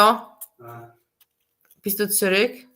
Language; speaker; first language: German; non-native, learner; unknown